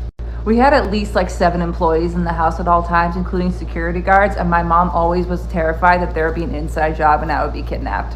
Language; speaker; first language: English; native; English